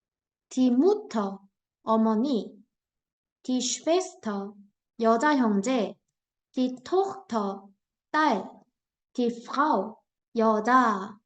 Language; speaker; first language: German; non-native, fluent; Korean